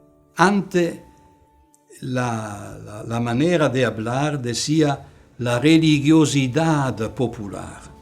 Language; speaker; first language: Spanish; non-native, fluent; Italian